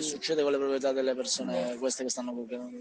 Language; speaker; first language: Italian; native; Italian